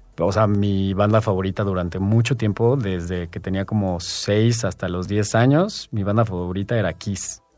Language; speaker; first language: Spanish; native; Spanish